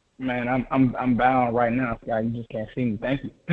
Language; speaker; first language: English; native; English